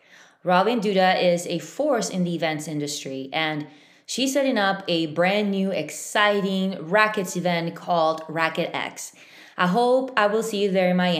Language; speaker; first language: English; non-native, fluent; Spanish